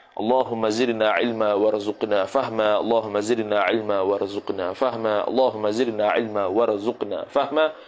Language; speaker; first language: Arabic; non-native, fluent; Malay